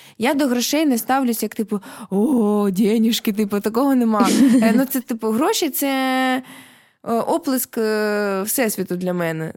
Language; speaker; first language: Ukrainian; non-native, local second language; Russian